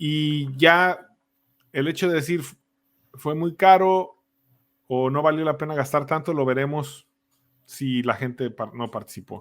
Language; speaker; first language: Spanish; native; Spanish